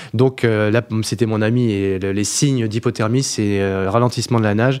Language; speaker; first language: French; native; French